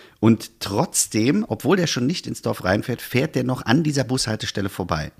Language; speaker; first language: German; native; German